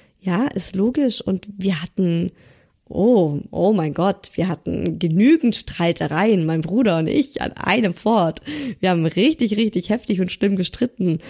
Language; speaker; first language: German; native; German